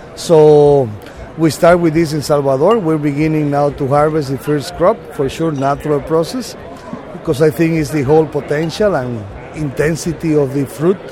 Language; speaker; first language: English; non-native, fluent; Spanish